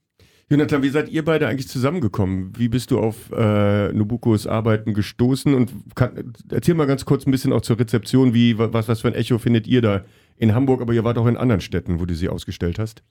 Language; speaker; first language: German; native; German